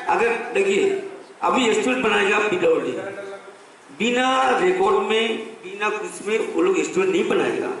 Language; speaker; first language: Hindi; non-native, local second language; Bangla